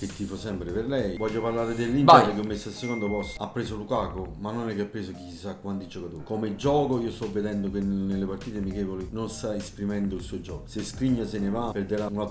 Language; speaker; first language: Italian; native; Italian